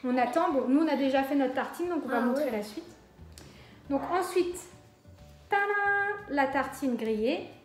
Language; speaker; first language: French; native; French